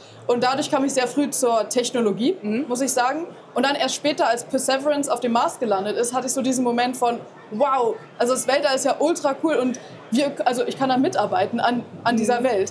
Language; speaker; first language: German; native; German